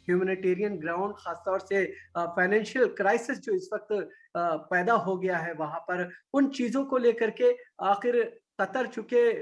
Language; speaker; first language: Hindi; native; Hindi